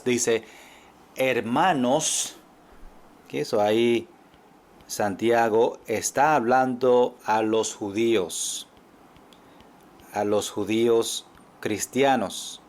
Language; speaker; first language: Spanish; non-native, fluent; English